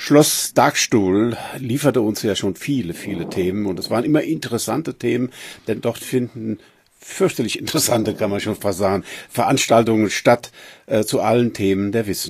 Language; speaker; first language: German; native; German